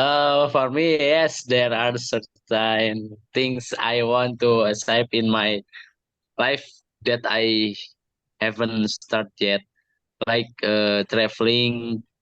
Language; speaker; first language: English; non-native, learner; Indonesian